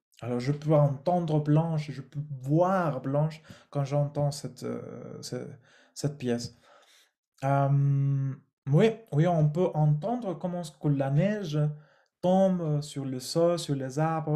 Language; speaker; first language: French; non-native, fluent; Spanish